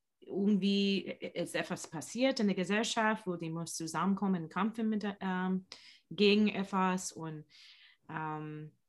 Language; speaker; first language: German; non-native, learner; English